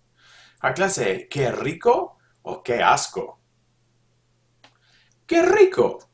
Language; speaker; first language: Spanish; non-native, fluent; English